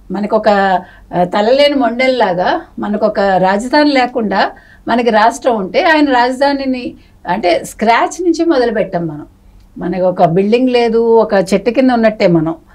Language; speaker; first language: Telugu; native; Telugu